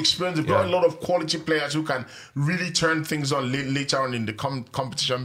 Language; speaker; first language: English; non-native, local second language; Yoruba